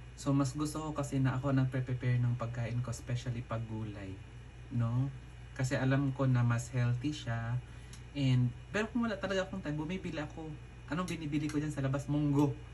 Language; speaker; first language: Filipino; non-native, local second language; Iloko